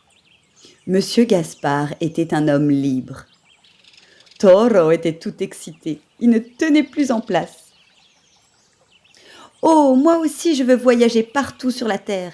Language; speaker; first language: French; native; French